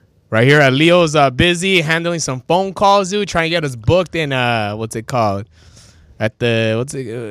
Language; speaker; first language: English; early bilingual, other home language; Spanish